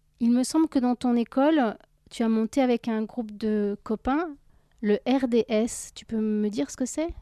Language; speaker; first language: French; native; French